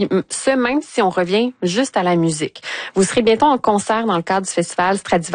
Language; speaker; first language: French; native; French